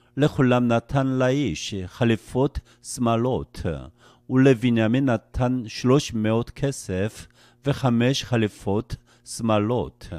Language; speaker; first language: Hebrew; non-native, fluent; Korean